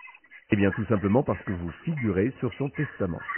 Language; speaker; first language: French; native; French